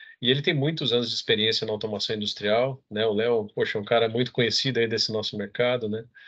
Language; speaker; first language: Portuguese; native; Portuguese